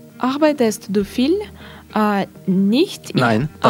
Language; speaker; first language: German; non-native, learner; Russian